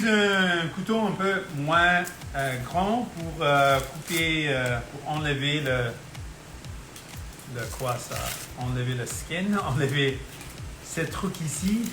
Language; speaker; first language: French; non-native, local second language; Punjabi